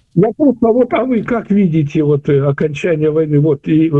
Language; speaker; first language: Russian; native; Russian